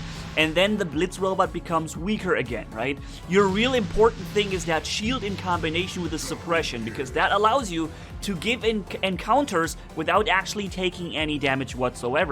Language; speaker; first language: English; non-native, fluent; German